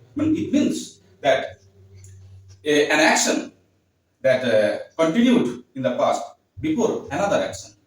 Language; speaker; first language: English; non-native, local second language; Bangla